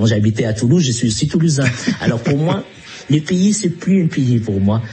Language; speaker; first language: French; non-native, fluent; Arabic